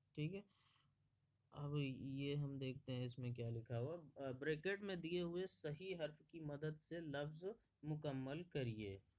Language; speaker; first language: Hindi; native; Hindi